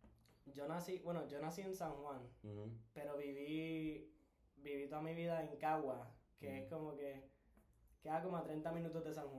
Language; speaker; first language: Spanish; native; Spanish